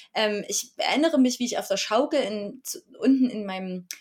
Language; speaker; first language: German; native; German